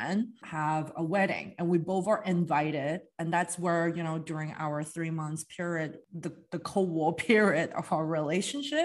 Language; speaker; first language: English; non-native, local second language; Cantonese